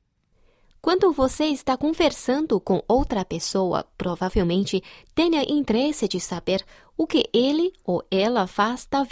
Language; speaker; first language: Portuguese; non-native, fluent; Chinese